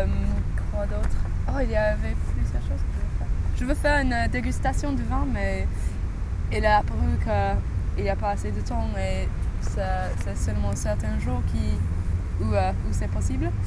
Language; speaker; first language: French; non-native, learner; English